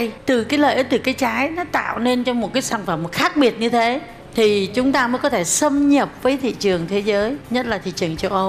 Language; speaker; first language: Vietnamese; native; Vietnamese